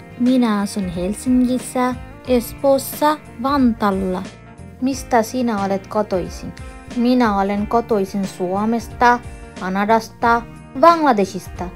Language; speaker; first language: Finnish; non-native, learner; Bangla